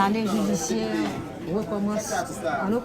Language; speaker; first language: French; non-native, local second language; Haitian Creole